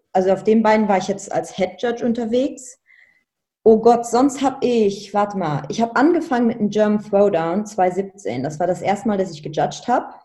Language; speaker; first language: German; non-native, local second language; Luxembourgish